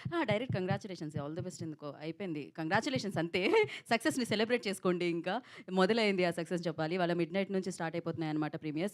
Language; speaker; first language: Telugu; native; Telugu